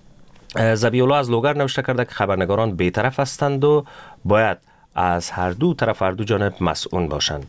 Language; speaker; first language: Persian; native; Persian